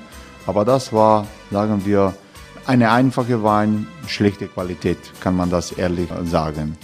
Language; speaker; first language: German; non-native, learner; Croatian